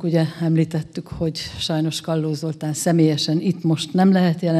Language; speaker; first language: Hungarian; native; Hungarian